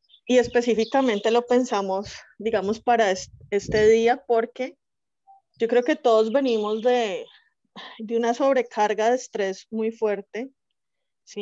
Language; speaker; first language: Spanish; native; Spanish